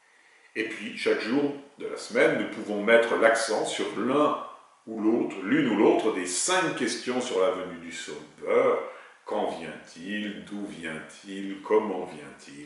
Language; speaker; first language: French; native; French